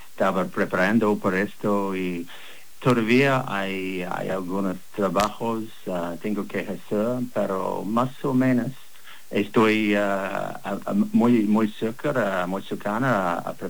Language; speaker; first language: Spanish; non-native, learner; English